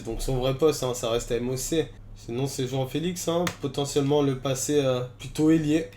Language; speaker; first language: French; native; French